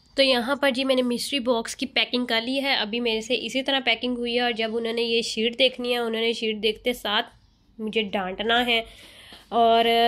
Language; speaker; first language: Urdu; native; Urdu